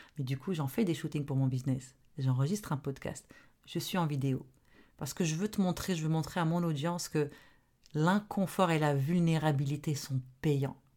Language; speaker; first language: French; non-native, local second language; Arabic